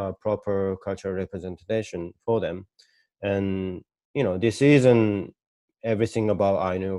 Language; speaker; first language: English; non-native, fluent; Japanese